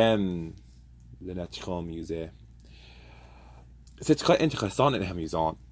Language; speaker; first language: French; non-native, learner; English